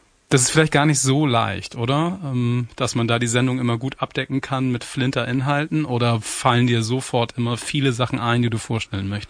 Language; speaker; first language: German; native; German